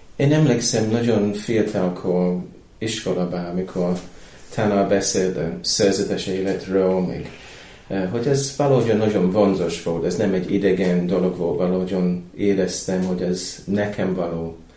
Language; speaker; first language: Hungarian; non-native, fluent; English